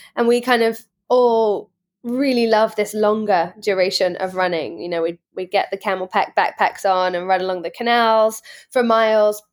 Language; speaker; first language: English; native; English